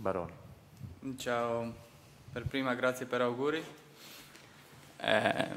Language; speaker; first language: Italian; non-native, learner; Polish